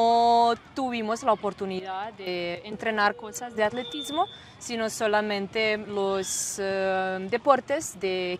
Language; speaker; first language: Spanish; non-native, fluent; Serbian